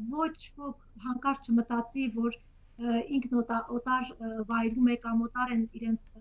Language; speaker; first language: Armenian; native; Armenian